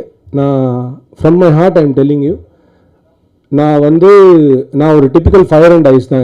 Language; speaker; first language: Tamil; native; Tamil